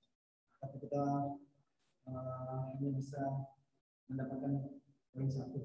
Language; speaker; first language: Indonesian; native; Indonesian